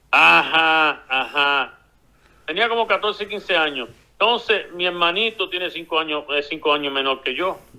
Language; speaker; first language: Spanish; early bilingual, heritage; Spanish